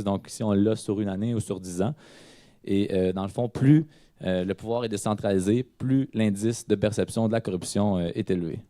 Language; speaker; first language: French; native; French